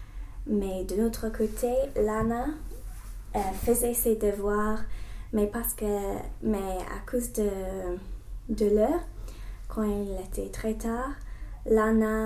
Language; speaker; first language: French; non-native, learner; English